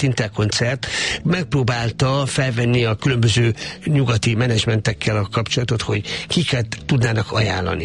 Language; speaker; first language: Hungarian; native; Hungarian